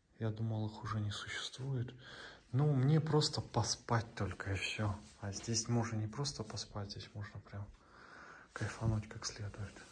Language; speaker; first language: Russian; native; Russian